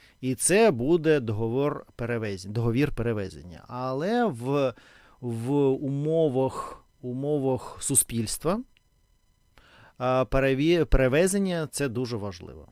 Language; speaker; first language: Ukrainian; non-native, local second language; Russian